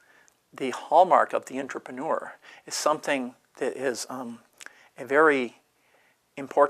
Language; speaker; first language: English; native; English